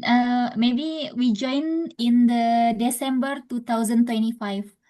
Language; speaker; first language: English; non-native, local second language; Indonesian